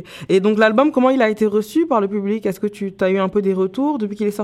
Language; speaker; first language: French; native; French